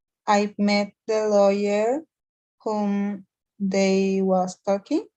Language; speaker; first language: English; non-native, learner; Spanish